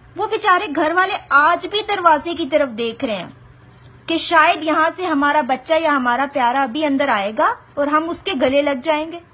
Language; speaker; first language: Urdu; non-native, local second language; Punjabi